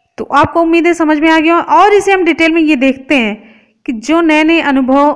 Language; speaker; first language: Hindi; native; Hindi